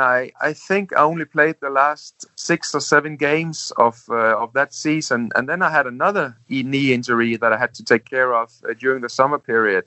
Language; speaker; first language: English; non-native, fluent; Danish